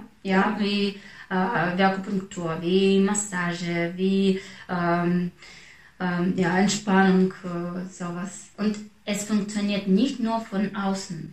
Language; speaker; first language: German; non-native, fluent; Russian